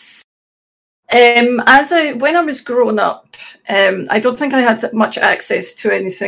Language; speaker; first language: English; native; English